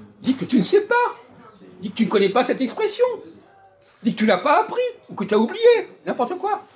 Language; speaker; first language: French; native; French